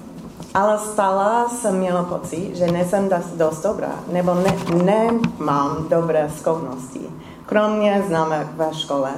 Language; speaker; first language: Czech; non-native, fluent; English